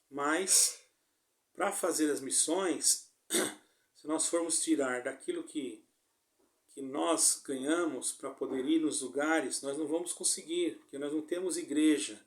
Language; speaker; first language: Portuguese; native; Portuguese